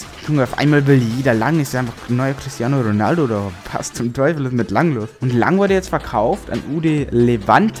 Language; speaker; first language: German; native; German